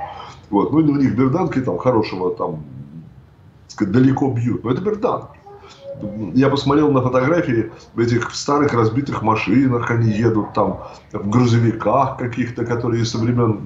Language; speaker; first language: Russian; native; Russian